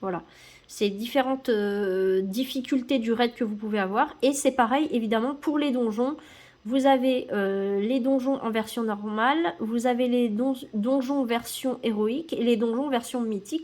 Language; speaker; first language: French; native; French